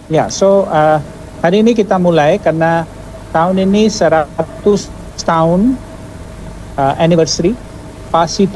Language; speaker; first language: Indonesian; non-native, fluent; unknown